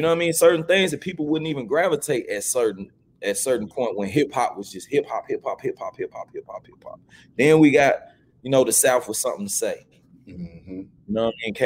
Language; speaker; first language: English; native; English